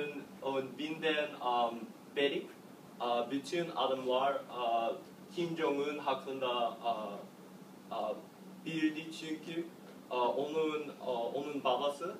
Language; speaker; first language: Turkish; non-native, learner; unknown